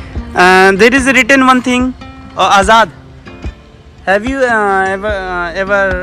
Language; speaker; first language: English; non-native, local second language; Hindi